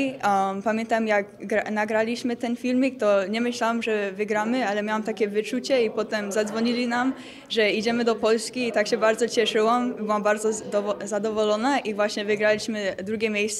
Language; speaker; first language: Polish; early bilingual, other home language; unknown